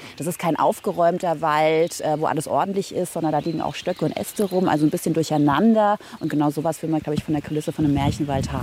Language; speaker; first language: German; native; German